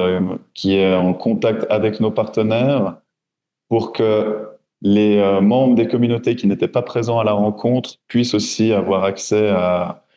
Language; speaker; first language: French; native; French